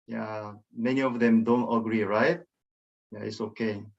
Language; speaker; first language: English; non-native, fluent; Korean